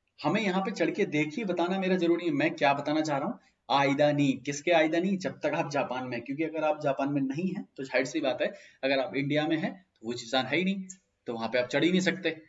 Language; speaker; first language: Hindi; native; Hindi